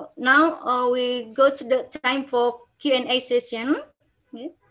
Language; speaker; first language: English; non-native, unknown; Indonesian